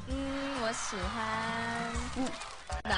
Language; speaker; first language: Chinese; non-native, learner; Korean